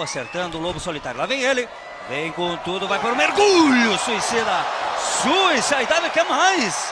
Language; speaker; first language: Portuguese; native; Portuguese